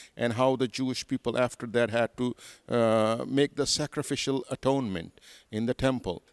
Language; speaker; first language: English; non-native, local second language; Urdu